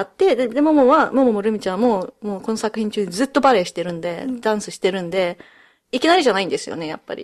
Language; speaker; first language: Japanese; early bilingual, heritage; Japanese